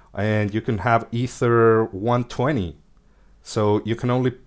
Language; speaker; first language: English; early bilingual, other home language; Spanish